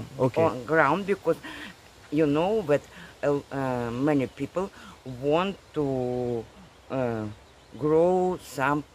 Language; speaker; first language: English; non-native, learner; Russian